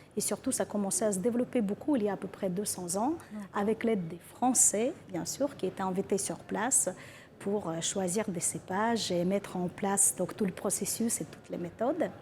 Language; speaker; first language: French; non-native, fluent; Ukrainian